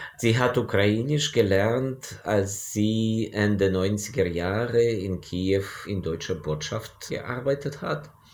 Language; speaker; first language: German; non-native, fluent; Ukrainian